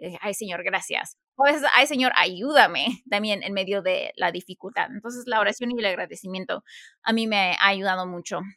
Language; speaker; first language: Spanish; early bilingual, heritage; Spanish